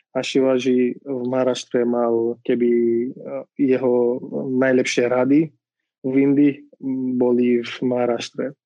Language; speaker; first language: Slovak; non-native, fluent; Marathi